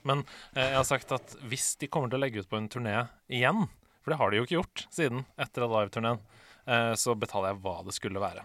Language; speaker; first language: Norwegian; native; Norwegian